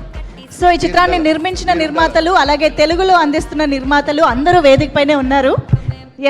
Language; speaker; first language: Telugu; native; Telugu